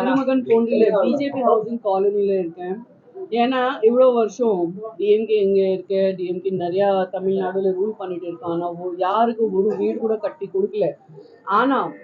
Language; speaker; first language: Tamil; non-native, local second language; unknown